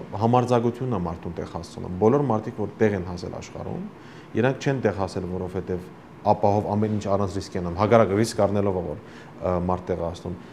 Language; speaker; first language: Armenian; early bilingual, heritage; Armenian